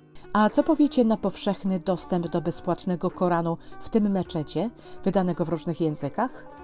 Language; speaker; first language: Polish; native; Polish